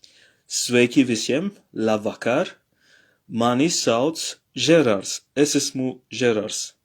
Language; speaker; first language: Latvian; non-native, learner; Morisyen